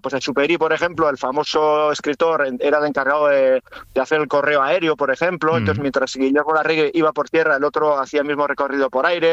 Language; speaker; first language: Spanish; native; Spanish